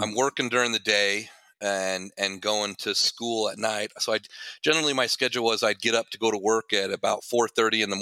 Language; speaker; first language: English; native; English